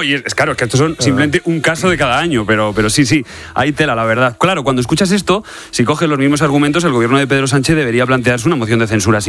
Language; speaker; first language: Spanish; native; Spanish